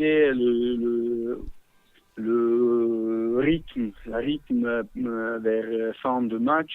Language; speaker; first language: French; non-native, fluent; Bosnian